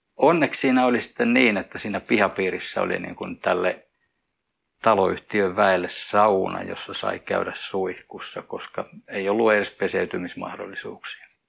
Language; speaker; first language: Finnish; native; Finnish